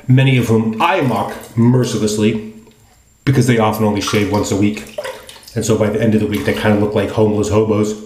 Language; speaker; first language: English; native; English